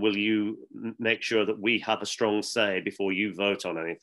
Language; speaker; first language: English; native; English